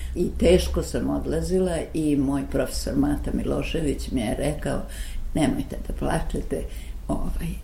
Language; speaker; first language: Serbian; native; Serbian